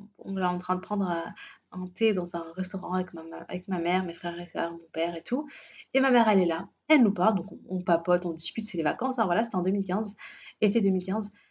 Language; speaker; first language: French; early bilingual, other home language; Arabic